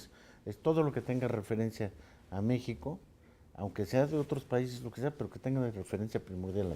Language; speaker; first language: Spanish; native; Spanish